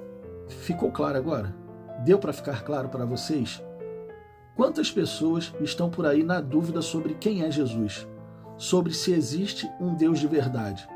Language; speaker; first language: Portuguese; native; Portuguese